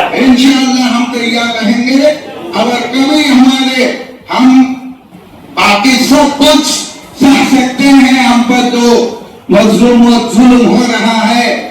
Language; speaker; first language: Urdu; non-native, local second language; Bangla